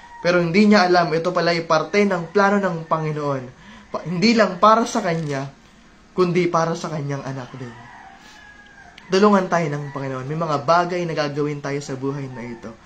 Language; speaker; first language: Filipino; native; Filipino